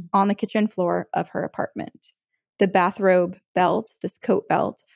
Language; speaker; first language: English; native; English